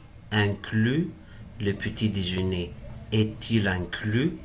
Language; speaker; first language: French; non-native, fluent; Arabic